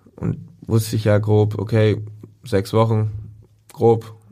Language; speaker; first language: German; native; German